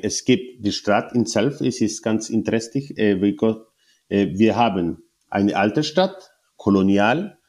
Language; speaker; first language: German; non-native, learner; Spanish